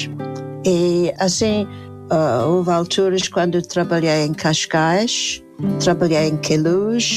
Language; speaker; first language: Portuguese; non-native, fluent; English